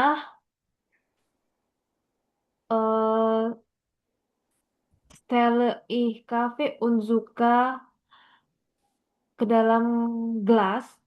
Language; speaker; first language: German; non-native, learner; Indonesian